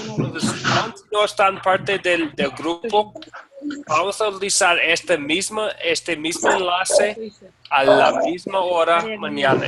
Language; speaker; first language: Spanish; non-native, fluent; English